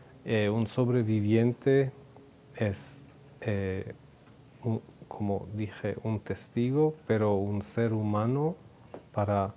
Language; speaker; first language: Spanish; non-native, fluent; Hebrew